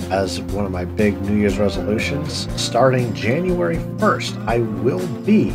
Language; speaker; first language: English; native; English